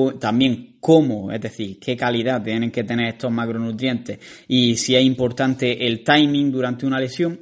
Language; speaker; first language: Spanish; native; Spanish